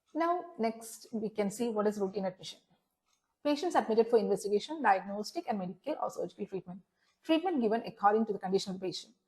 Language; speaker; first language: English; non-native, local second language; Malayalam